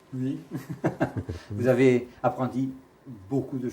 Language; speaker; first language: French; non-native, fluent; Portuguese